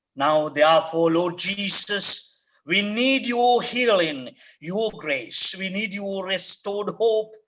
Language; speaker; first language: English; non-native, local second language; Sinhala